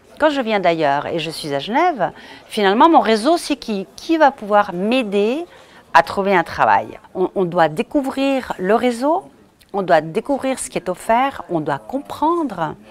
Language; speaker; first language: French; native; French